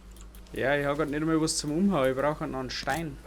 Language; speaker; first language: German; native; German